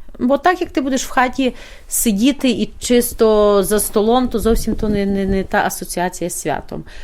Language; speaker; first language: Ukrainian; native; Ukrainian